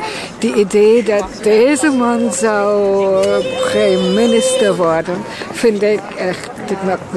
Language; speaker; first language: Dutch; non-native, fluent; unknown